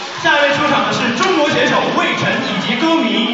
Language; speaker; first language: Chinese; native; Chinese